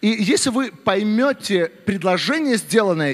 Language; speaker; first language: Russian; native; Russian